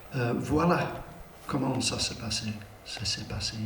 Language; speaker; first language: French; non-native, learner; English